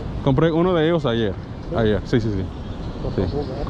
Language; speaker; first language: Spanish; non-native, learner; English